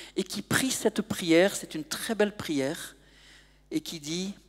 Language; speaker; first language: French; native; French